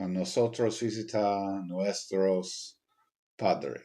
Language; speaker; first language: Spanish; non-native, learner; English